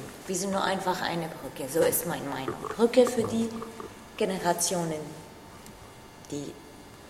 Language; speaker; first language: German; non-native, learner; Arabic